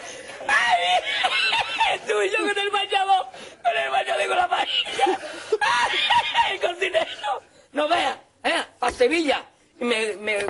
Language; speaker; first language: Spanish; native; Spanish